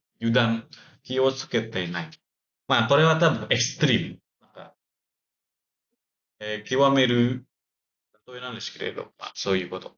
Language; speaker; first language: Japanese; non-native, learner; Indonesian